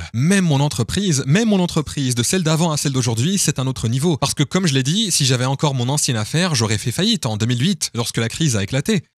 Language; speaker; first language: French; non-native, fluent; English